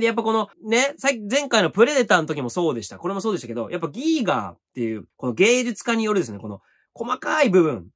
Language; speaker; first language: Japanese; native; Japanese